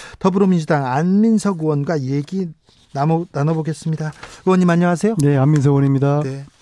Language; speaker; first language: Korean; native; Korean